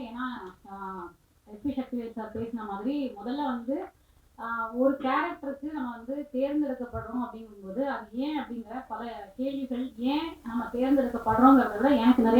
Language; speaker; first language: Tamil; native; Tamil